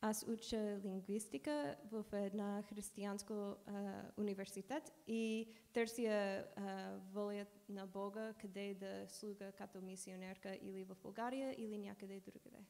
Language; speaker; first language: Bulgarian; non-native, learner; English